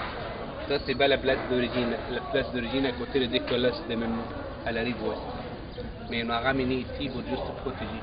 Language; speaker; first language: French; non-native, fluent; Arabic